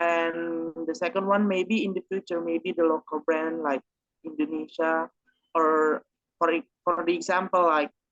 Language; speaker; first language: English; non-native, learner; Indonesian